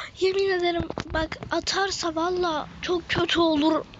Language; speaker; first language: Turkish; native; Turkish